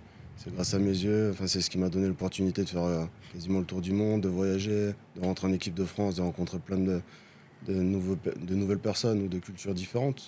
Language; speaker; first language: French; native; French